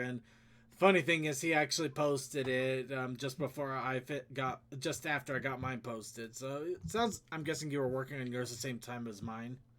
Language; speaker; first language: English; native; English